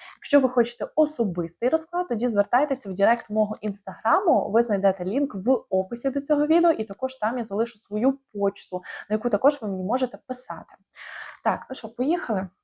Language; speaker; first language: Ukrainian; non-native, local second language; Russian